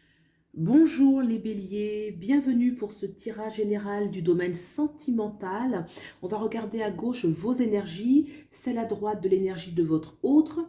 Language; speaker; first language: French; native; French